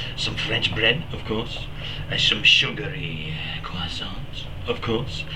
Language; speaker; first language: English; native; English